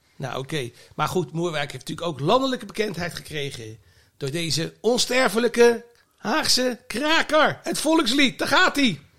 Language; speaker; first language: Dutch; native; Dutch